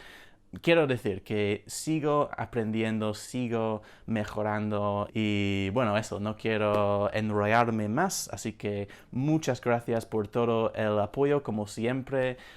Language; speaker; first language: Spanish; non-native, fluent; English